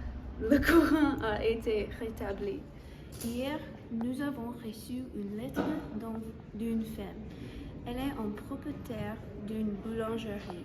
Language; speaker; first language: French; non-native, learner; English